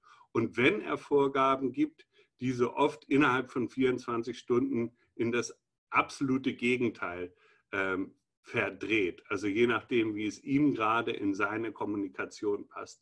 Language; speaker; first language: German; native; German